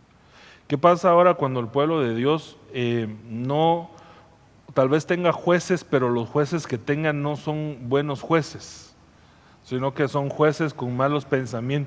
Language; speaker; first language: Spanish; native; Spanish